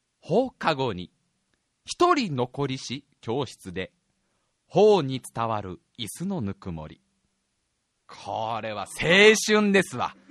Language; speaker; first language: Japanese; native; Japanese